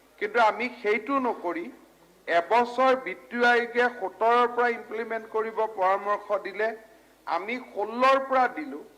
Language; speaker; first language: Assamese; native; Assamese